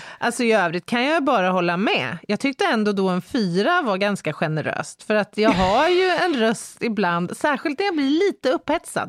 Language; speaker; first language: Swedish; native; Swedish